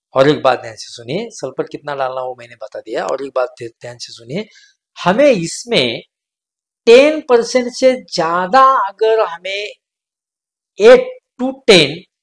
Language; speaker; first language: Hindi; non-native, local second language; Marathi